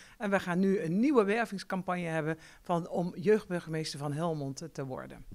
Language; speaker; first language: Dutch; native; Dutch